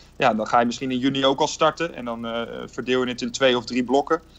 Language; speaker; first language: Dutch; native; Dutch